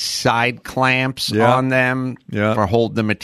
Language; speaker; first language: English; native; English